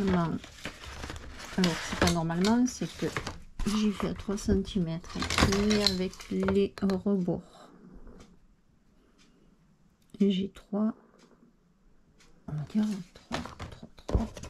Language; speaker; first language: French; native; French